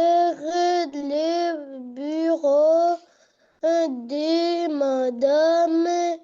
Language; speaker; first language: French; non-native, learner; Arabic